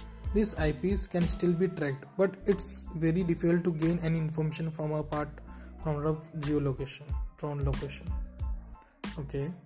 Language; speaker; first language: English; non-native, local second language; Hindi